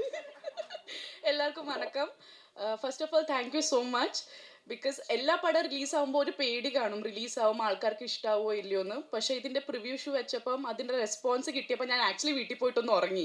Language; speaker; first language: Malayalam; early bilingual, heritage; Malayalam